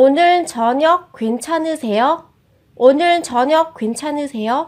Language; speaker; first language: Korean; non-native, fluent; Vietnamese